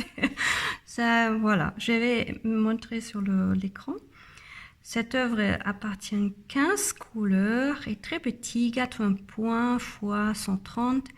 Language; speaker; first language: French; non-native, learner; German